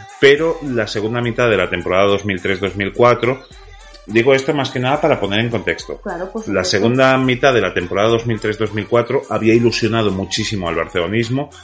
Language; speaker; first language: Spanish; native; Spanish